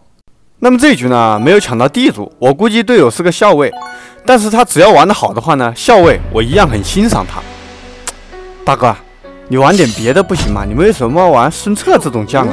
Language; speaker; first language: Chinese; native; Chinese